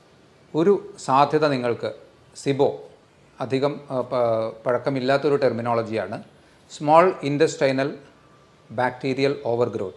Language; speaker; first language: Malayalam; native; Malayalam